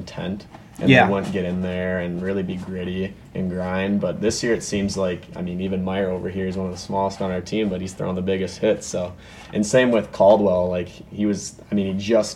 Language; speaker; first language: English; native; English